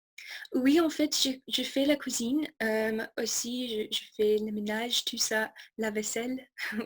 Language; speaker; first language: French; non-native, fluent; English